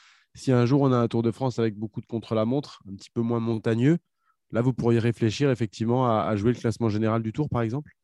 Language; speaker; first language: French; native; French